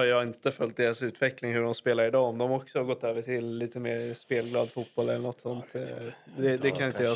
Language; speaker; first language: Swedish; native; Swedish